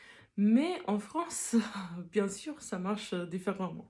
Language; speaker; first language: French; non-native, fluent; English